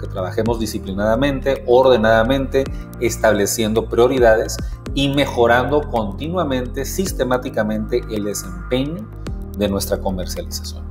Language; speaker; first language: Spanish; native; Spanish